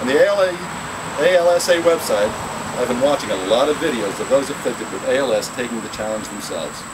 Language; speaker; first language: English; native; English